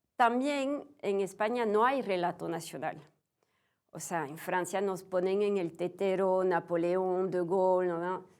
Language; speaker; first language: Spanish; non-native, fluent; French